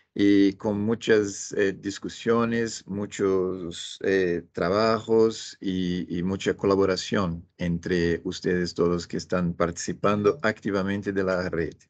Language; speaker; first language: Spanish; non-native, fluent; Portuguese